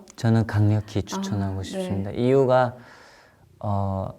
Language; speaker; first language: Korean; native; Korean